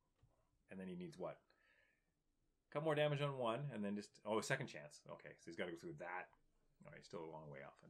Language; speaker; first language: English; native; English